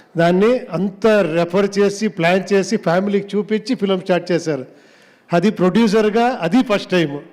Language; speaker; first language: Telugu; non-native, learner; Kannada